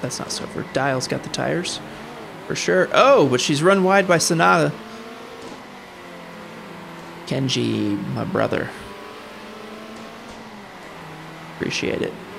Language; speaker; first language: English; native; English